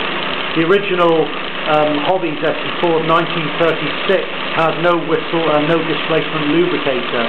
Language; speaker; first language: English; native; English